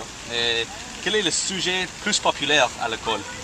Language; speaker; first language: French; non-native, learner; English